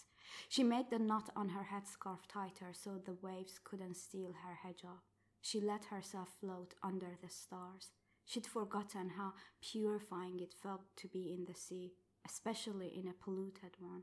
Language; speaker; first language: English; non-native, fluent; Persian